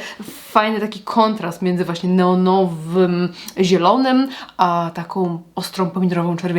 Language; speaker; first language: Polish; native; Polish